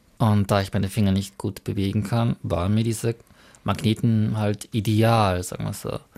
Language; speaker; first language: German; early bilingual, other home language; Mongolian